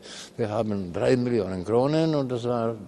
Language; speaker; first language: German; non-native, learner; Czech